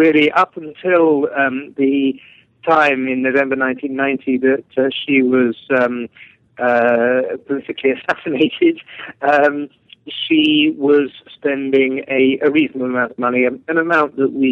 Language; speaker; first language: English; native; English